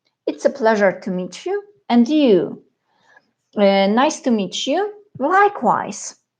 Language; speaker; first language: English; non-native, fluent; Polish